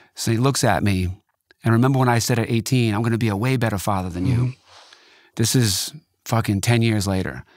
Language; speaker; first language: English; native; English